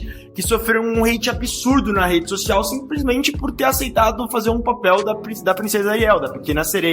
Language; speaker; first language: Portuguese; native; Portuguese